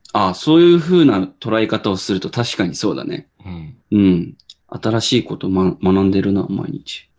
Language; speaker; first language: Japanese; native; Japanese